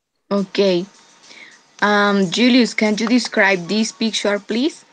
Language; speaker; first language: English; non-native, fluent; Spanish